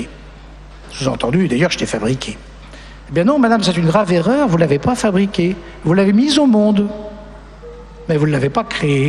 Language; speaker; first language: French; native; French